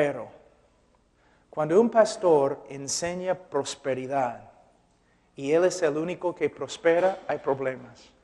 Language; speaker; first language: Spanish; non-native, fluent; English